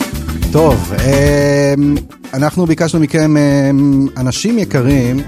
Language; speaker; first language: Hebrew; native; Hebrew